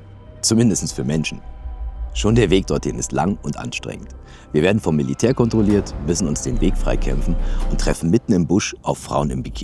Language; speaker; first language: German; native; German